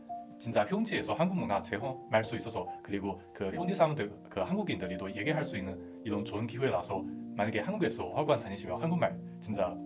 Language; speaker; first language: Korean; non-native, fluent; Chinese